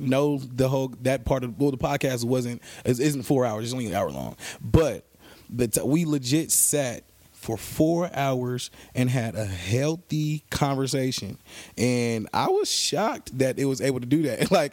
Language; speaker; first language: English; native; English